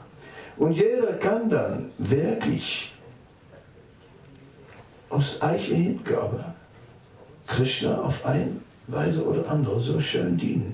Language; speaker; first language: German; non-native, fluent; Dutch